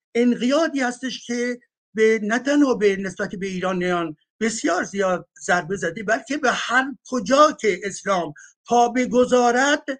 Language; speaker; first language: Persian; native; Persian